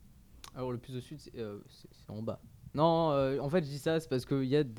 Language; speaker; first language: French; native; French